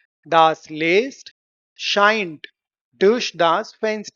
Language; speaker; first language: German; non-native, fluent; Hindi